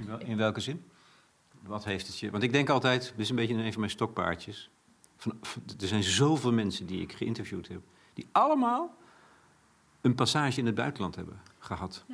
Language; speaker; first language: Dutch; native; Dutch